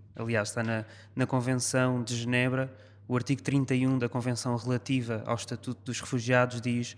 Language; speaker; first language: Portuguese; native; Portuguese